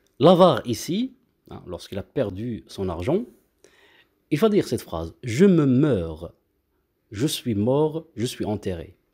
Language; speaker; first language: French; non-native, local second language; Arabic